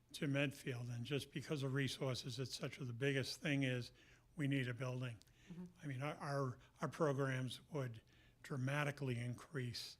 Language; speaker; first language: English; native; English